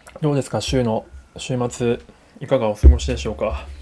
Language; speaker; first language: Japanese; native; Japanese